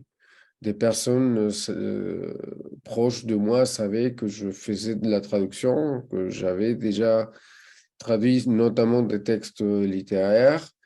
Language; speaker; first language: French; non-native, fluent; Spanish